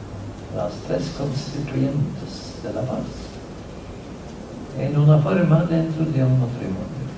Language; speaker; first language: Spanish; non-native, fluent; Norwegian